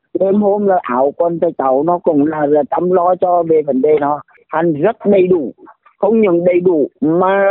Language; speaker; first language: Vietnamese; native; Vietnamese